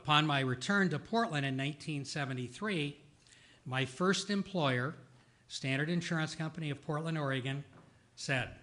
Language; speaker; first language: English; native; English